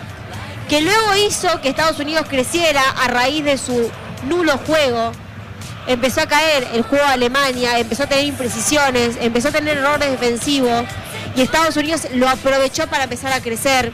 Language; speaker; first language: Spanish; native; Spanish